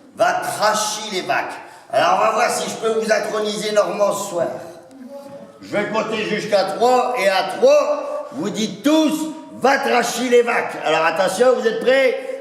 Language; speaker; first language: French; native; French